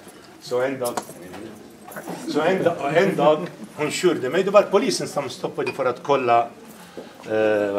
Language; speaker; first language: Swedish; non-native, fluent; Arabic